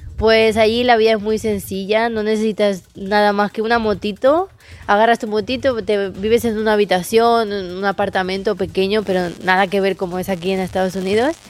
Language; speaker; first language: Spanish; native; Spanish